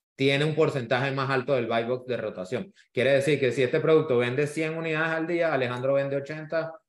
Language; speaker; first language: Spanish; native; Spanish